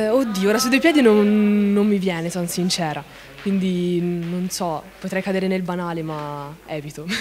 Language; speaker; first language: Italian; native; Italian